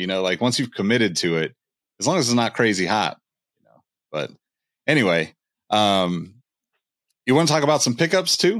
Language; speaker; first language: English; native; English